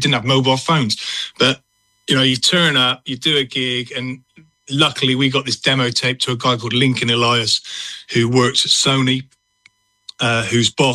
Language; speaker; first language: English; native; English